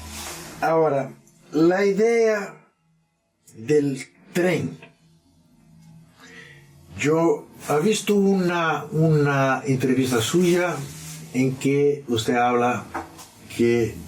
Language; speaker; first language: Spanish; non-native, learner; Portuguese